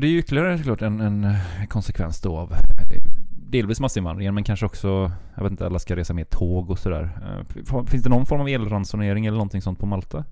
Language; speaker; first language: Swedish; native; Swedish